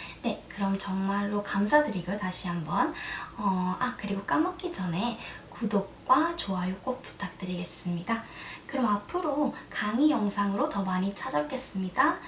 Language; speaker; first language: Korean; early bilingual, heritage; Korean